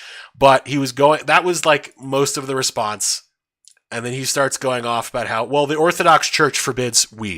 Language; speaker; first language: English; native; English